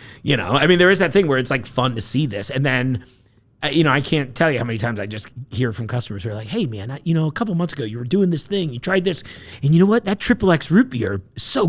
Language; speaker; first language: English; native; English